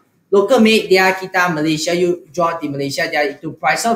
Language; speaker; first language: English; non-native, local second language; Chinese